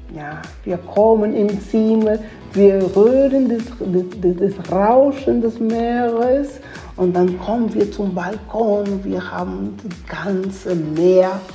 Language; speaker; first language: German; non-native, fluent; Portuguese